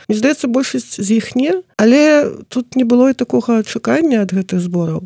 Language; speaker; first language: Belarusian; native; Belarusian